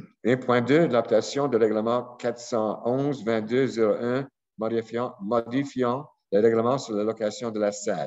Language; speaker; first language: French; non-native, local second language; English